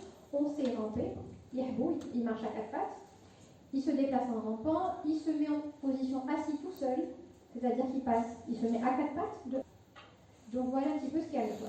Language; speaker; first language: French; non-native, local second language; Arabic